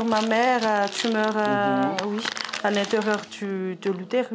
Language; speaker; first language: French; non-native, local second language; Malagasy